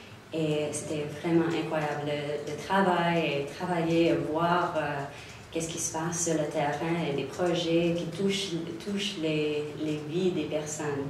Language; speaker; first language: French; non-native, local second language; English